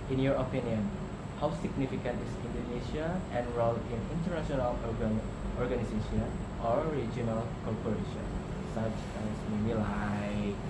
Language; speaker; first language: English; non-native, learner; Indonesian